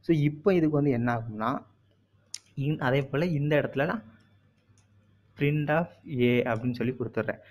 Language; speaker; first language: Tamil; native; Tamil